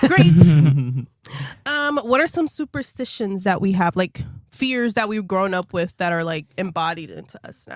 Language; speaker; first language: English; native; English